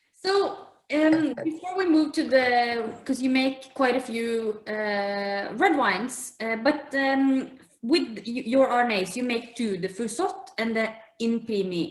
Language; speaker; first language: English; non-native, fluent; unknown